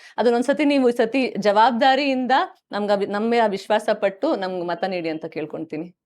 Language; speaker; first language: Kannada; native; Kannada